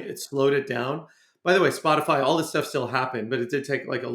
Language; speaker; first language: English; native; English